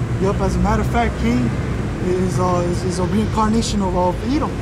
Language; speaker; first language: English; native; English